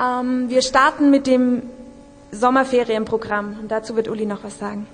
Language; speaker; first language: German; native; German